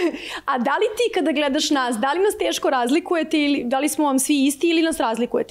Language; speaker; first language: Serbian; native; Serbian